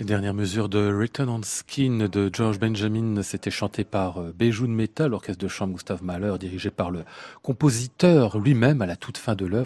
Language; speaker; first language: French; native; French